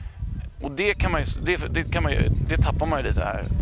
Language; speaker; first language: Swedish; native; Swedish